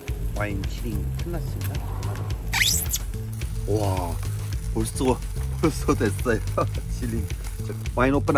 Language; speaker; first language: Korean; non-native, learner; French